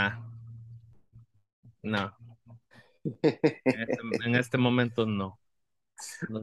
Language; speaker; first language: Spanish; early bilingual, heritage; Spanish